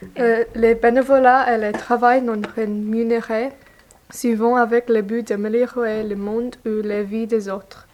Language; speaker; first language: French; non-native, learner; English